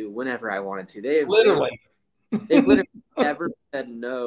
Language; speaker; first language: English; native; English